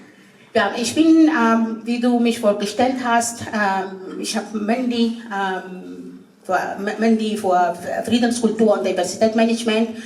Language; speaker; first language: German; non-native, fluent; Arabic